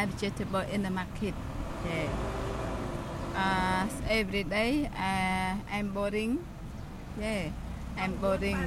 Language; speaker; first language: English; non-native, learner; Khmer